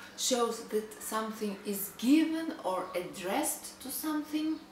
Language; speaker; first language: English; non-native, fluent; Russian